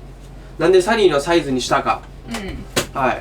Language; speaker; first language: Japanese; native; Japanese